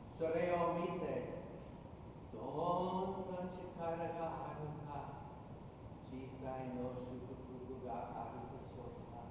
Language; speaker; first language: Japanese; non-native, fluent; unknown